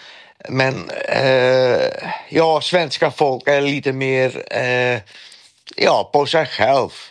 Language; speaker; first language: Swedish; non-native, fluent; Dutch